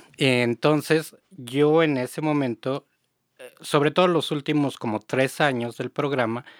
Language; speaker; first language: Spanish; native; Spanish